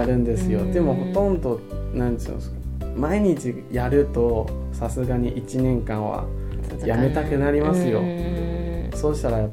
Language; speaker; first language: Japanese; non-native, fluent; Chinese